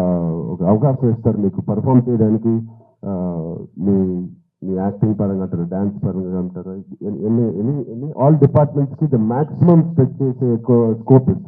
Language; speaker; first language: Telugu; native; Telugu